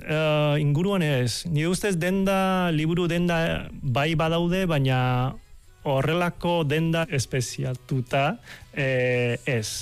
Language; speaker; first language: Basque; non-native, fluent; Cantonese